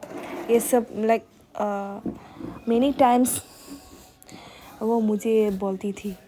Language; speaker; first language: Hindi; non-native, local second language; Kok Borok